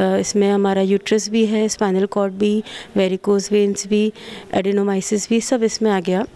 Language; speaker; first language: Hindi; native; Hindi